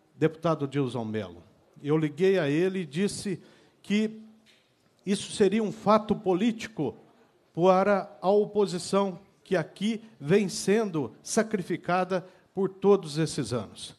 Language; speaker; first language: Portuguese; native; Portuguese